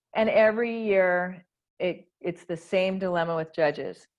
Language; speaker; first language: English; native; English